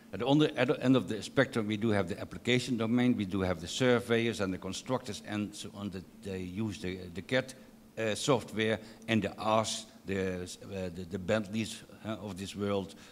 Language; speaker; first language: English; non-native, fluent; Dutch